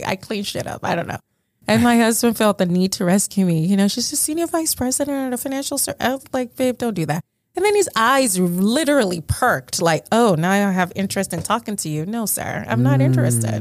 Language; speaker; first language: English; early bilingual, other home language; Yoruba